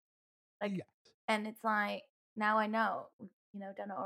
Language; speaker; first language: English; non-native, local second language; Cantonese